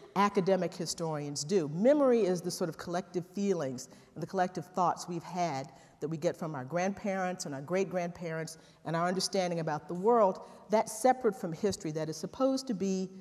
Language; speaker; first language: English; native; English